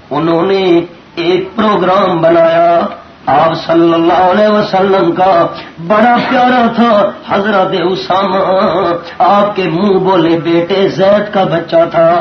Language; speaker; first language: Urdu; non-native, local second language; Pashto